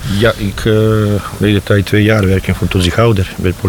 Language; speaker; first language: Dutch; non-native, learner; Bosnian